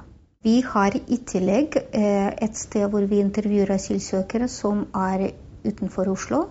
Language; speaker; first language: Norwegian; non-native, fluent; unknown